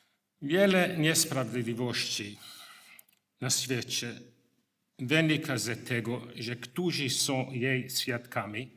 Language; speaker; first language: Polish; non-native, learner; English